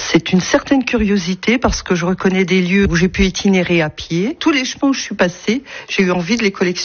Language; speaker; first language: French; native; French